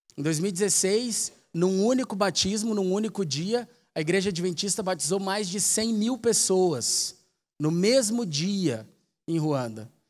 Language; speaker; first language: Portuguese; native; Portuguese